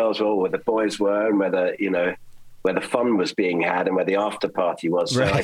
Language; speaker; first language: English; early bilingual, other home language; German